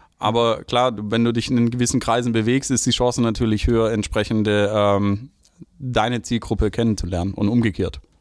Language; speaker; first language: German; native; German